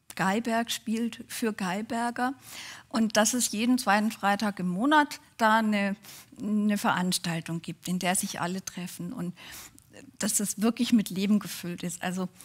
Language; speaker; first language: German; native; German